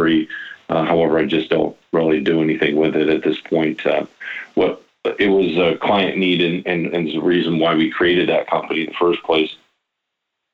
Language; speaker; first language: English; native; English